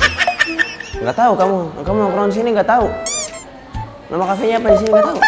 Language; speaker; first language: Indonesian; native; Indonesian